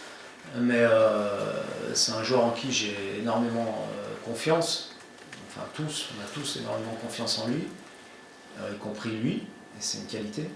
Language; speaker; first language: French; native; French